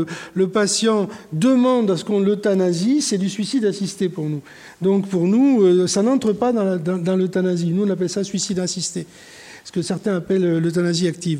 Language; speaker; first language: French; native; French